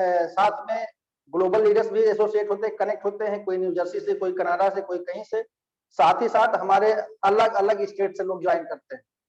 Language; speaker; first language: Hindi; native; Hindi